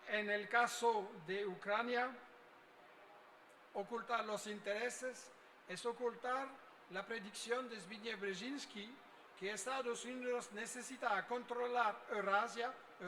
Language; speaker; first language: Spanish; non-native, fluent; French